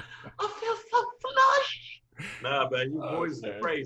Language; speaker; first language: English; native; English